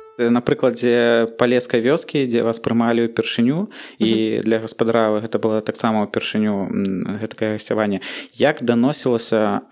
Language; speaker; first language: Belarusian; non-native, local second language; Russian